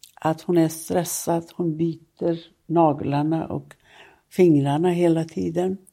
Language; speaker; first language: Swedish; non-native, fluent; Persian